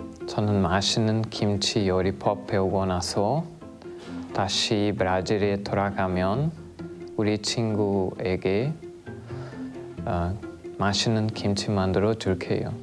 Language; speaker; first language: Korean; non-native, learner; Portuguese